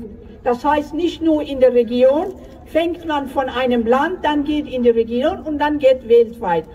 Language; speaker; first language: German; non-native, fluent; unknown